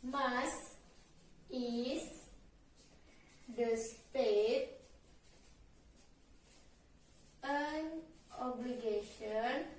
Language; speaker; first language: English; non-native, learner; Indonesian